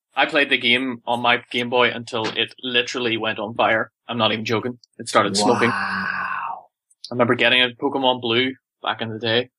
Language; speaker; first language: English; native; English